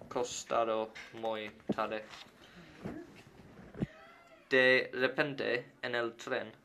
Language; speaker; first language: Spanish; non-native, learner; English